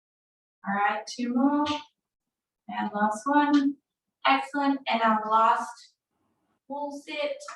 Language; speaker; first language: English; native; English